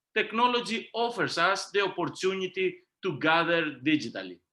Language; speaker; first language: English; non-native, fluent; Greek